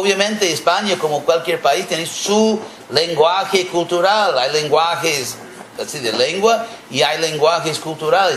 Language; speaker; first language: Spanish; non-native, fluent; English